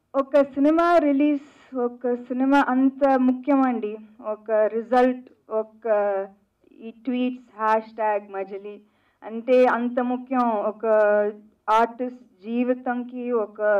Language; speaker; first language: Telugu; non-native, fluent; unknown